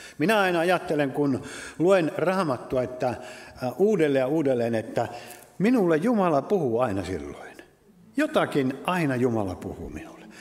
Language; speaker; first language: Finnish; native; Finnish